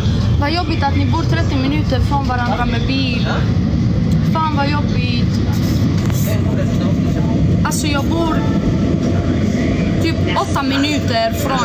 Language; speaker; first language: Swedish; early bilingual, other home language; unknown